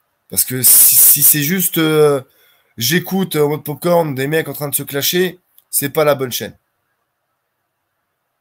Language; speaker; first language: French; native; French